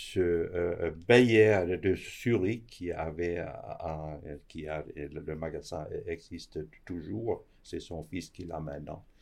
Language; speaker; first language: French; non-native, fluent; Danish